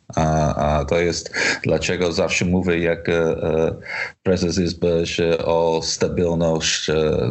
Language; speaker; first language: Polish; non-native, learner; English